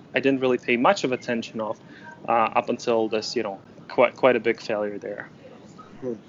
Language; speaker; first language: English; non-native, fluent; Ukrainian